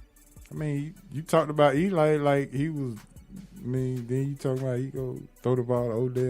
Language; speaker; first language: English; native; English